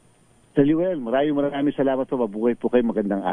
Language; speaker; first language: Filipino; native; Filipino